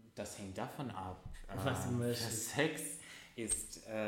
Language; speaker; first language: German; non-native, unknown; Russian